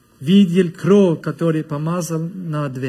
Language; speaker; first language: Russian; non-native, learner; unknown